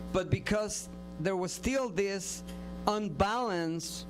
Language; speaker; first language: English; non-native, fluent; Spanish